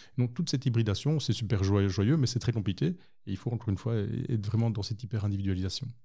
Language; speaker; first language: French; native; French